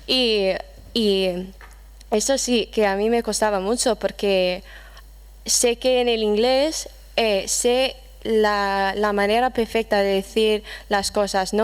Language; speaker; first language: Spanish; non-native, fluent; English